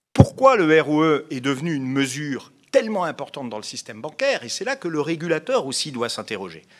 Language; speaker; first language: French; native; French